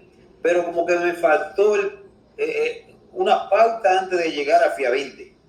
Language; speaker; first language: Spanish; native; Spanish